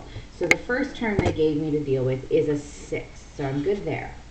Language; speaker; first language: English; native; English